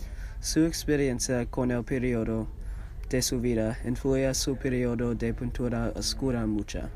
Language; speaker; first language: Spanish; non-native, learner; English